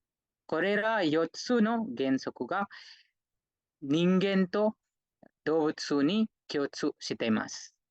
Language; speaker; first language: Japanese; non-native, fluent; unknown